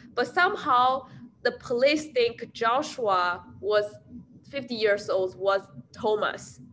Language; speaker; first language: English; non-native, fluent; Chinese